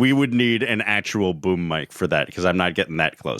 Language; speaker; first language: English; native; English